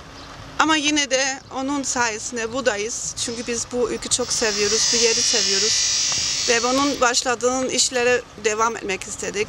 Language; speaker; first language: Turkish; non-native, fluent; German